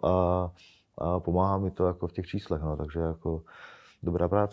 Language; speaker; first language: Czech; native; Czech